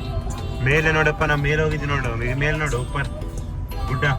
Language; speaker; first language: Kannada; native; Kannada